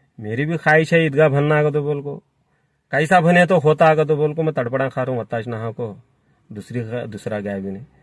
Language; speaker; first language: Hindi; non-native, local second language; Urdu